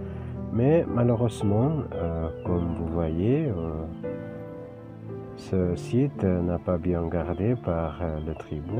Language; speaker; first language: French; non-native, fluent; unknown